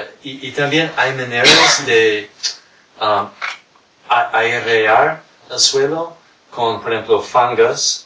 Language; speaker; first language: Spanish; non-native, fluent; English